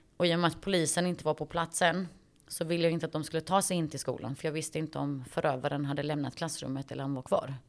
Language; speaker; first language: Swedish; early bilingual, other home language; Bosnian